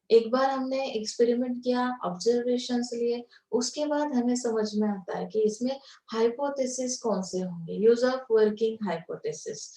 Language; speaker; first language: Hindi; non-native, local second language; Marathi